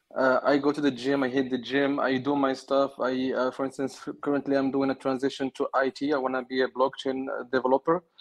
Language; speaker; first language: English; non-native, fluent; Arabic